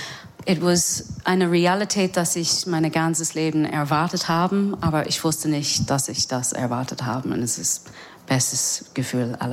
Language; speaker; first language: German; non-native, learner; English